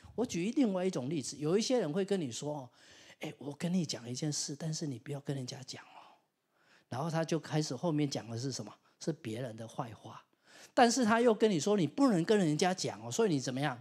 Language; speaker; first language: Chinese; non-native, local second language; Min Nan Chinese